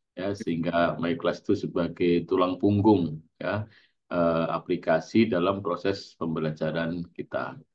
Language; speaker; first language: Indonesian; native; Indonesian